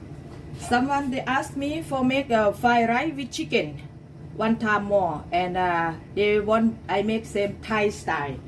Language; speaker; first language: English; non-native, learner; Thai